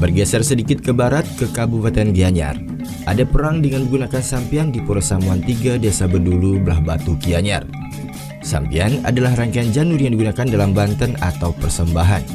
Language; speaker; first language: Indonesian; native; Indonesian